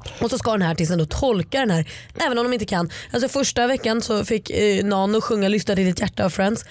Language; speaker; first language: Swedish; native; Swedish